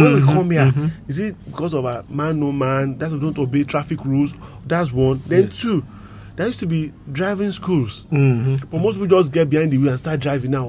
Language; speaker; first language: English; non-native, local second language; Yoruba